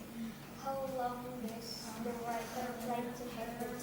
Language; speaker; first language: English; non-native, learner; Indonesian